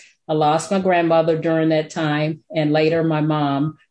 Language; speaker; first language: English; native; English